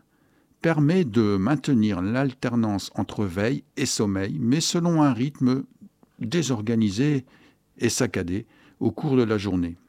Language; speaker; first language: French; native; French